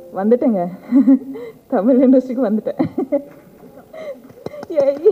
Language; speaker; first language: Tamil; non-native, learner; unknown